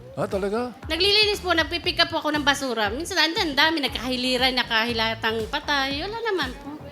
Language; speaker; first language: Filipino; native; Filipino